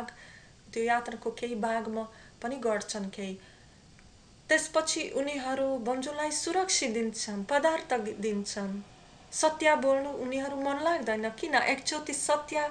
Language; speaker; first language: Nepali; non-native, learner; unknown